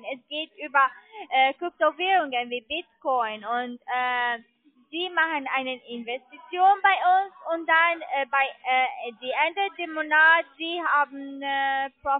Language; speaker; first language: German; non-native, learner; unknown